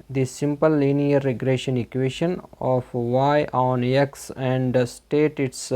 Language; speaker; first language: English; non-native, local second language; Kannada